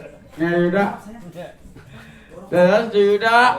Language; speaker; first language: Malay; non-native, local second language; Sundanese